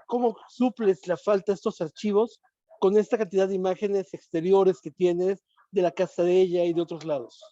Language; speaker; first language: Spanish; native; Spanish